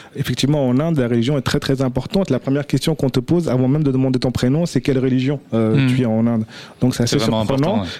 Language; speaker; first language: French; early bilingual, other home language; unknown